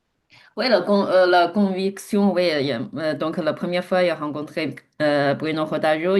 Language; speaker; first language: French; non-native, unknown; Chinese